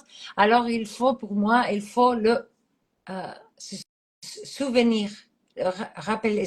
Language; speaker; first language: French; non-native, fluent; Catalan